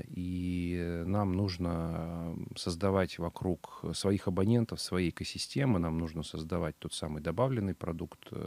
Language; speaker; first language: Russian; native; Russian